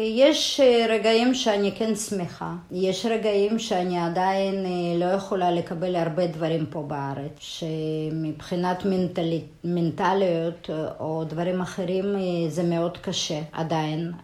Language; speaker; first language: Hebrew; non-native, fluent; Kazakh